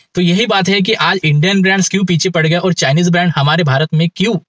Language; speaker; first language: Hindi; native; Hindi